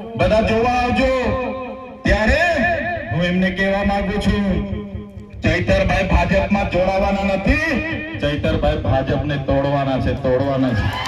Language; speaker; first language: Gujarati; non-native, local second language; Vasavi